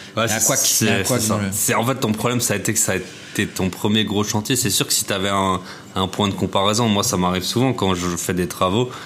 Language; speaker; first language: French; native; French